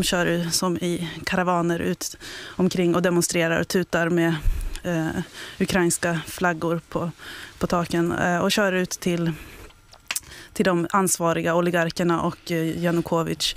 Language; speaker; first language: Swedish; native; Swedish